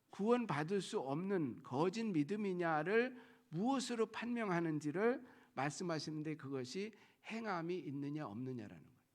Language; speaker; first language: Korean; native; Korean